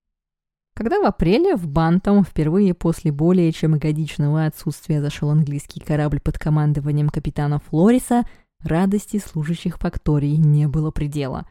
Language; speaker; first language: Russian; native; Russian